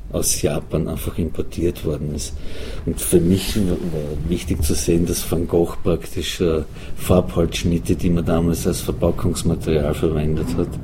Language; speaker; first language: German; native; German